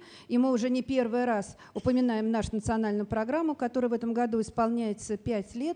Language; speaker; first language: Russian; native; Russian